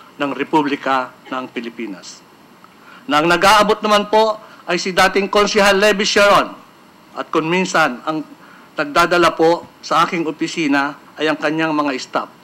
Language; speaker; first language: Filipino; native; Filipino